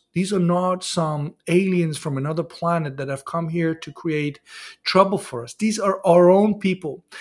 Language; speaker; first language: English; non-native, fluent; Persian